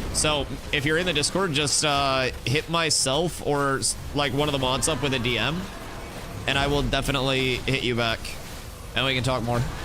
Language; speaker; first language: English; native; English